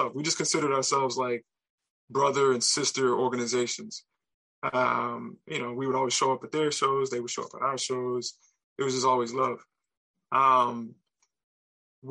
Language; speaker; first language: English; native; English